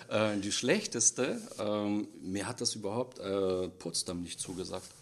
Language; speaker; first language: German; non-native, fluent; Russian